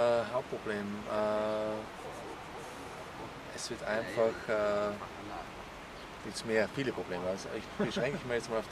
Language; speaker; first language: German; native; German